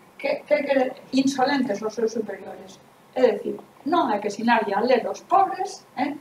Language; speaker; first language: Galician; non-native, local second language; Spanish